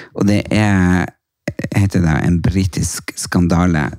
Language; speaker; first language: Norwegian; native; Norwegian